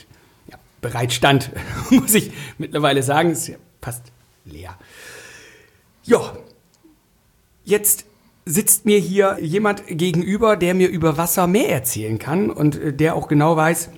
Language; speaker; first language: German; native; German